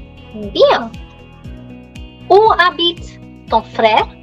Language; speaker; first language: French; non-native, fluent; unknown